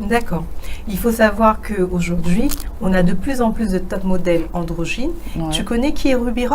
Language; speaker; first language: French; native; French